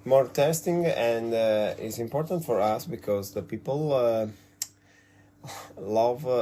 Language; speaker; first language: English; non-native, learner; Italian